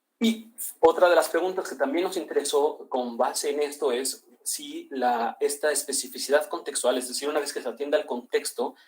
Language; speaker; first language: Spanish; native; Spanish